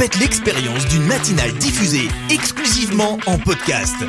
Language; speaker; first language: French; native; French